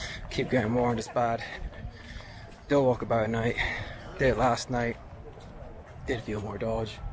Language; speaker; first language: English; native; English